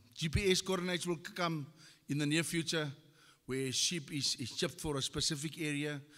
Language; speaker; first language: English; non-native, local second language; Afrikaans